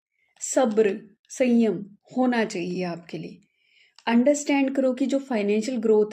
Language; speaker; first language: Hindi; native; Hindi